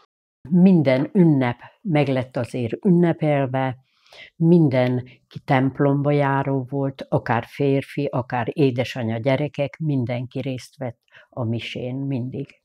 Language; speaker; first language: Hungarian; native; Hungarian